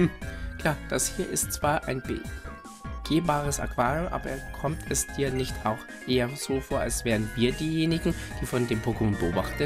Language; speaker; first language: German; native; German